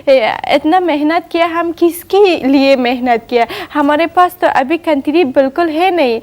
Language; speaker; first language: Hindi; non-native, learner; Persian